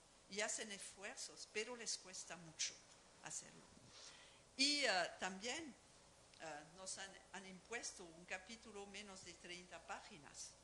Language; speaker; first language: Spanish; non-native, fluent; French